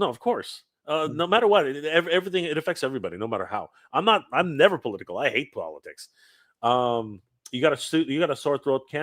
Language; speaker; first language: English; native; English